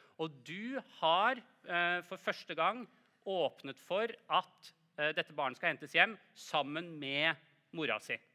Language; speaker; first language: Norwegian; native; Norwegian